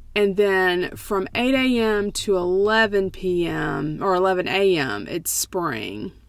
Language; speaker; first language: English; native; English